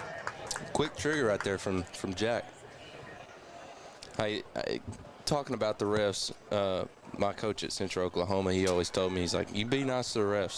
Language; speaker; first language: English; native; English